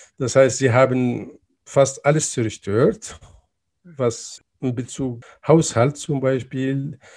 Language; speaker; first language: German; non-native, fluent; Arabic